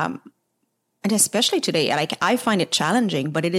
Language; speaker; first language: English; non-native, fluent; French